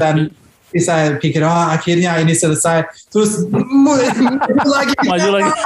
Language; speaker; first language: Indonesian; early bilingual, heritage; Indonesian